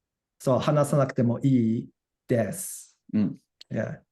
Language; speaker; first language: Japanese; non-native, fluent; English